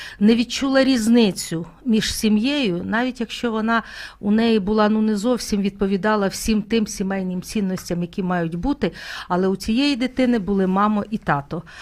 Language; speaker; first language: Ukrainian; native; Ukrainian